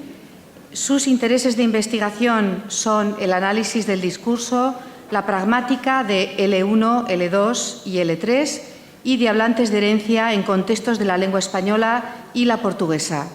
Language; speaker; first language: Spanish; native; Spanish